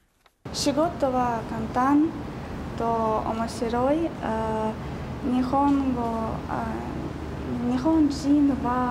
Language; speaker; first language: Japanese; non-native, learner; Ukrainian